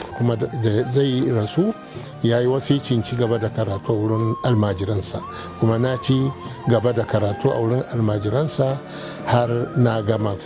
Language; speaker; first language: Hausa; non-native, local second language; Arabic